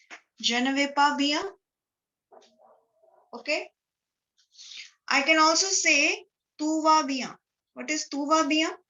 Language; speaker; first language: French; non-native, fluent; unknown